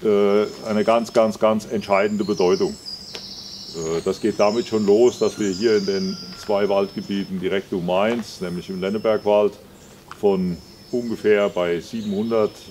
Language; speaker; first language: German; native; German